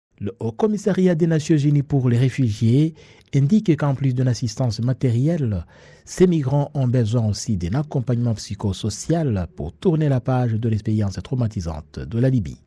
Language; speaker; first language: French; non-native, local second language; Kinyarwanda